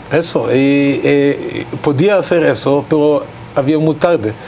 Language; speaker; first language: Spanish; non-native, learner; Hebrew